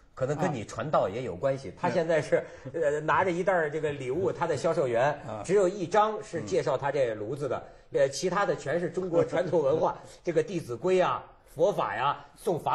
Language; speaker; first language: Chinese; native; Chinese